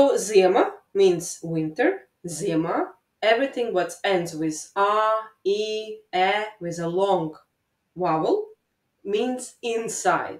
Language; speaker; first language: English; non-native, fluent; Latvian